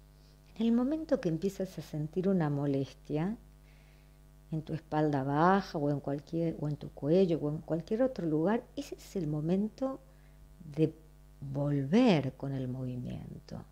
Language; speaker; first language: Spanish; native; Spanish